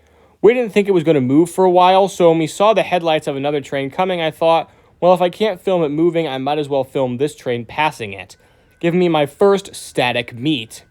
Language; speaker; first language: English; native; English